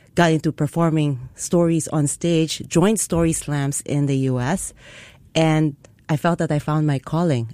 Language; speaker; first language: English; non-native, local second language; Filipino